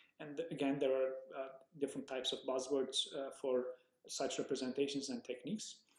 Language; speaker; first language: English; non-native, fluent; Turkish